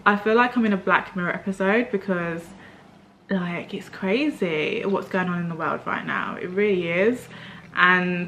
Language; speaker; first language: English; native; English